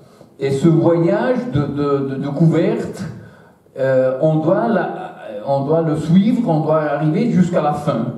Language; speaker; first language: French; non-native, fluent; Italian